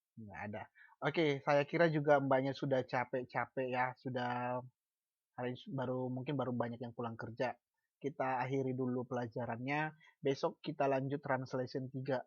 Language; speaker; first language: Indonesian; native; Indonesian